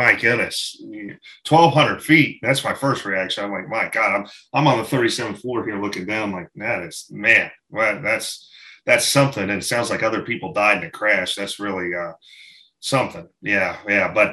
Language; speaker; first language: English; native; English